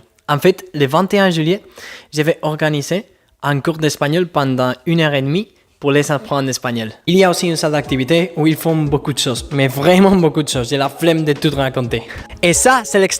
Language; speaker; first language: French; non-native, fluent; Spanish